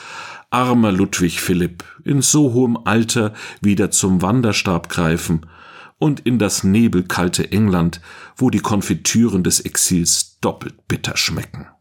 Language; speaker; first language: German; native; German